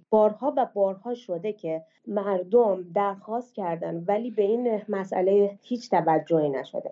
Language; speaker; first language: Persian; non-native, local second language; Baluchi